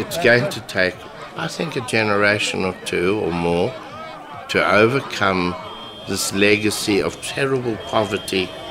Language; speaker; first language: English; native; English